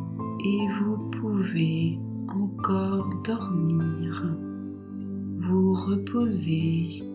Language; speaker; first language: French; native; French